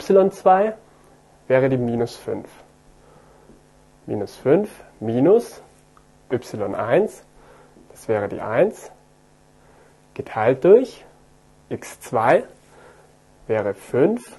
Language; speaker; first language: German; native; German